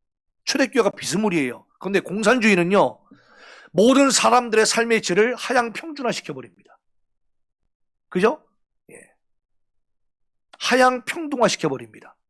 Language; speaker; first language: Korean; native; Korean